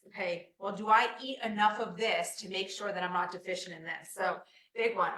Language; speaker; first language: English; native; English